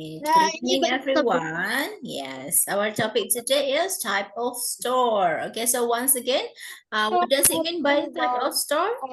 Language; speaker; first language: English; non-native, fluent; Indonesian